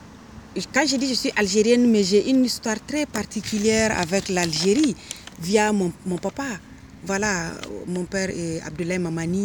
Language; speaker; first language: French; non-native, local second language; Hausa